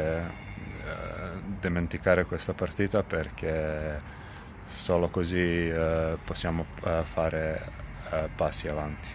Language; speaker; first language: Italian; non-native, fluent; Serbian